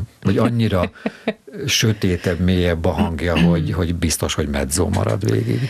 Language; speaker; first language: Hungarian; native; Hungarian